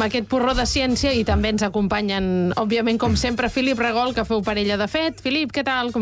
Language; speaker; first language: Catalan; native; Catalan